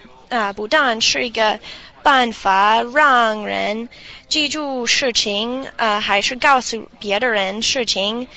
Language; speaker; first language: Chinese; non-native, learner; English